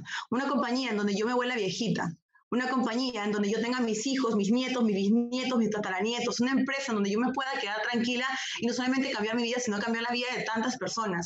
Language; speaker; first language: Spanish; native; Spanish